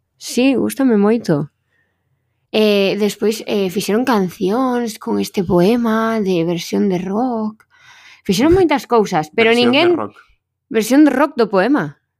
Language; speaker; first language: Galician; non-native, local second language; Spanish